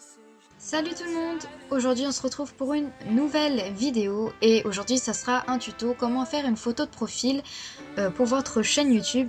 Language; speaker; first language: French; native; French